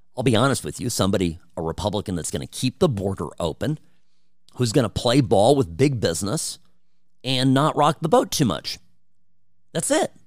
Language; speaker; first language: English; early bilingual, other home language; Czech